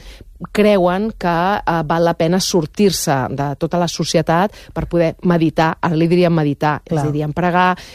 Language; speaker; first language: Catalan; native; Catalan